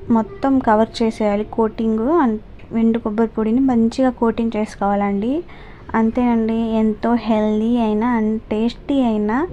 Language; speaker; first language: Telugu; non-native, local second language; Urdu